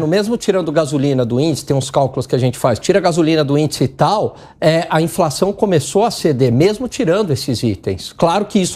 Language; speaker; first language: Portuguese; native; Portuguese